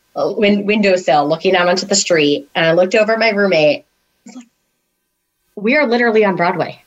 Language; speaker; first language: English; native; English